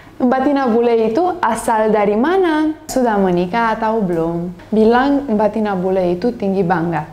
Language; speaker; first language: Indonesian; non-native, learner; Romanian